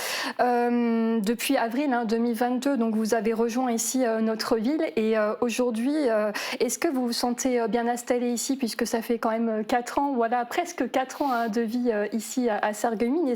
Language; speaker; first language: French; native; French